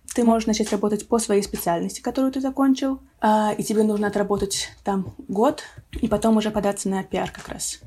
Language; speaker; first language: Russian; native; Russian